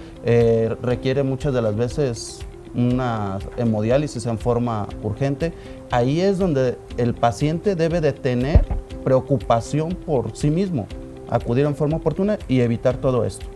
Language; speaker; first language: Spanish; native; Spanish